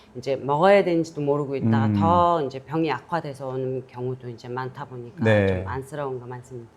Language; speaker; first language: Korean; non-native, fluent; Mongolian